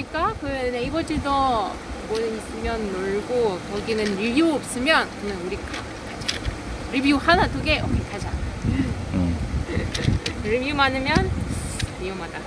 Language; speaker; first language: Korean; non-native, fluent; Russian